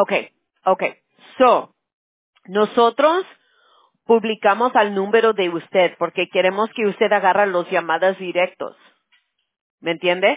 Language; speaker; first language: Spanish; early bilingual, heritage; Spanish